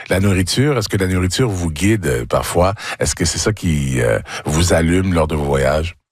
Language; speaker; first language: French; native; French